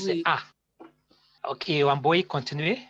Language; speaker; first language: French; non-native, fluent; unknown